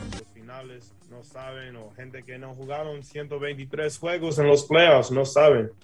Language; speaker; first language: Spanish; early bilingual, heritage; English